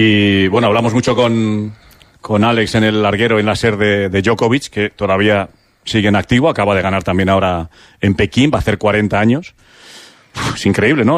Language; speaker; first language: Spanish; native; Spanish